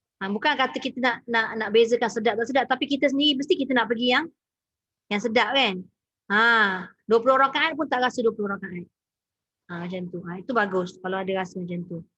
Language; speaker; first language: Malay; native; Malay